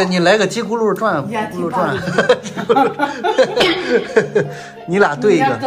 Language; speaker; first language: Chinese; native; Chinese